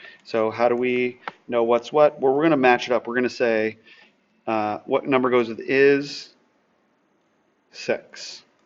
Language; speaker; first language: English; native; English